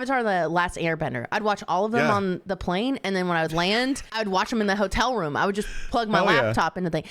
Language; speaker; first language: English; native; English